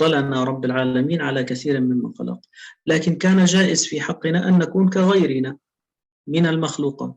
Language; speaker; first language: Arabic; native; Arabic